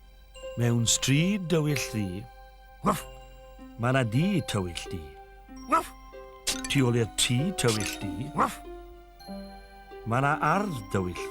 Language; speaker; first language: Welsh; native; Welsh